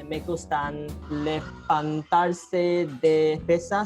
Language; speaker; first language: Spanish; non-native, learner; Cantonese